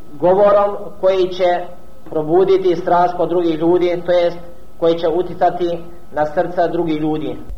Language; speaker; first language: Bosnian; non-native, fluent; Arabic